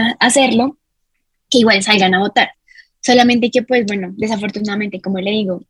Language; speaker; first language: Spanish; native; Spanish